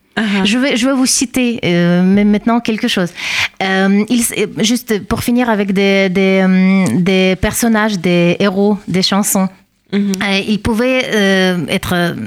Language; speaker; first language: French; non-native, fluent; Russian